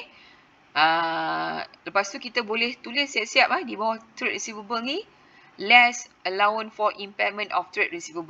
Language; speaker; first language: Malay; native; Malay